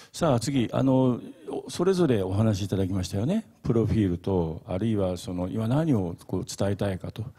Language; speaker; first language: Japanese; native; Japanese